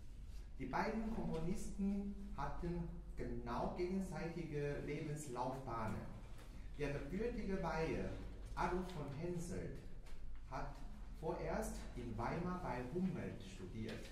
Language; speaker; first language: German; non-native, fluent; Chinese